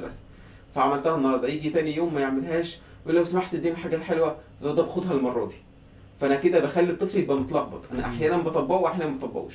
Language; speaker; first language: Arabic; native; Arabic